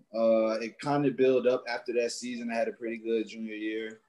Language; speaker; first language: English; native; English